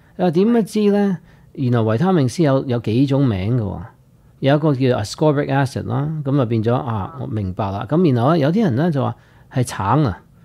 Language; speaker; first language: Cantonese; native; Cantonese